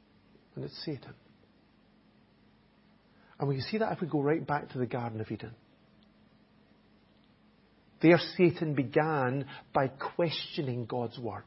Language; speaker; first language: English; native; English